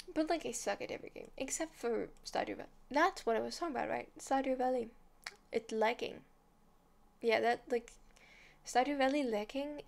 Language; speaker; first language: English; non-native, fluent; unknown